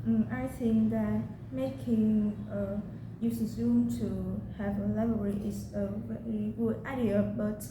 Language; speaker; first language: English; non-native, learner; Vietnamese